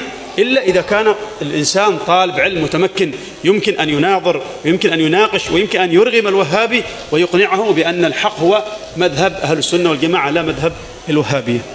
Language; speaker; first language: Arabic; native; Arabic